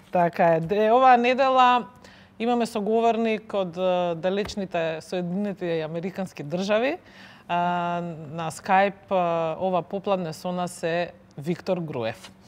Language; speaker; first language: Macedonian; native; Macedonian